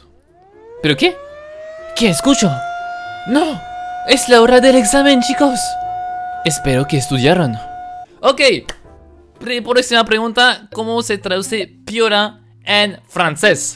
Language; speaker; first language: Spanish; non-native, fluent; French